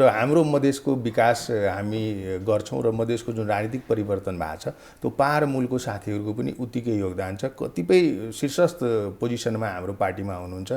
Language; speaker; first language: Nepali; non-native, local second language; Maithili